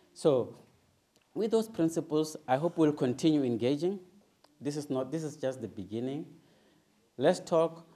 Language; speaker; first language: English; non-native, local second language; Northern Sotho